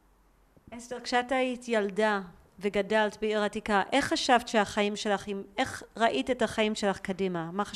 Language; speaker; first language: Hebrew; native; Hebrew